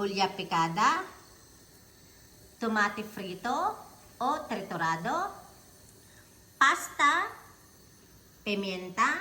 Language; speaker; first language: Spanish; non-native, fluent; Filipino